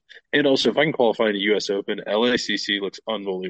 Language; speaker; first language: English; native; English